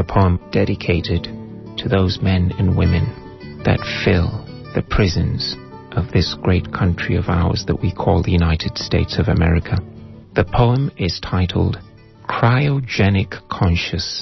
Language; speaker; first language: English; non-native, local second language; Ganda